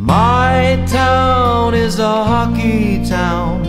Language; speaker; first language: English; native; English